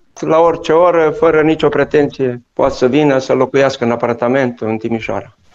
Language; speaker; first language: Romanian; non-native, local second language; Ukrainian